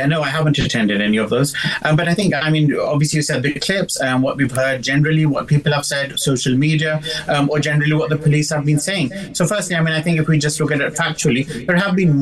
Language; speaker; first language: English; native; English